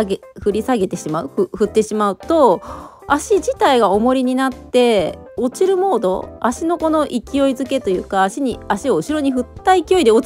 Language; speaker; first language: Japanese; native; Japanese